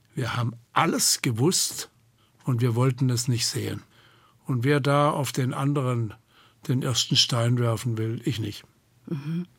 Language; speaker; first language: German; native; German